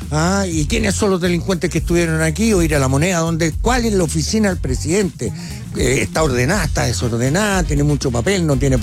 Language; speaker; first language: Spanish; native; Spanish